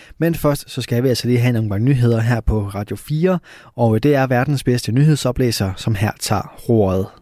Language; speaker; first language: Danish; native; Danish